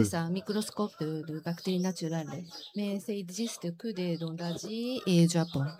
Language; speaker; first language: French; non-native, learner; Japanese